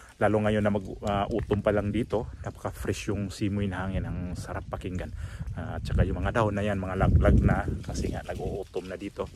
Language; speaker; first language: Filipino; native; Filipino